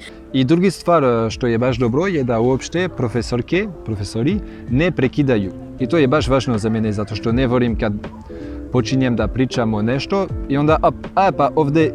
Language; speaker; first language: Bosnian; non-native, learner; French